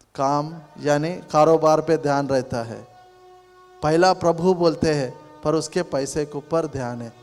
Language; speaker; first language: Hindi; non-native, local second language; Telugu